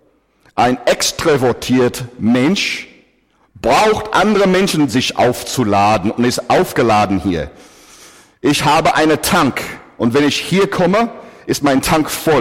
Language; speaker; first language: German; non-native, fluent; English